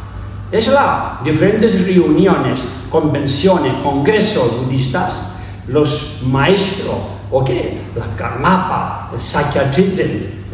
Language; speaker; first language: Spanish; non-native, learner; Tibetan